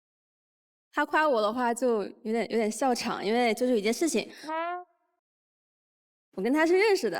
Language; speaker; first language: Chinese; native; Chinese